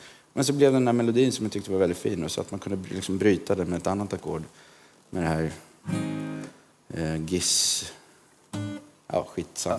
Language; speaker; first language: Swedish; native; Swedish